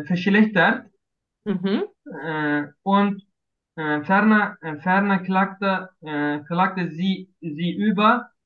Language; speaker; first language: German; non-native, learner; Turkish